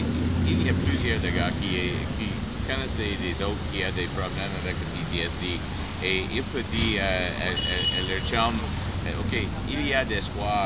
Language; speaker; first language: French; non-native, local second language; English